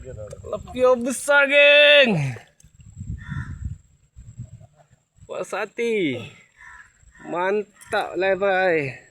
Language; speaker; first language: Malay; non-native, local second language; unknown